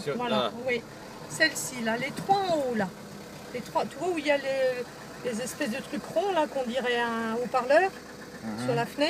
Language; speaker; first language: French; native; French